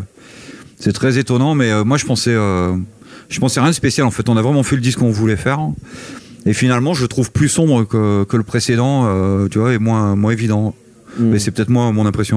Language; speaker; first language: French; native; French